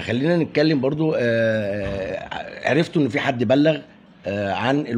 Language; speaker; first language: Arabic; native; Arabic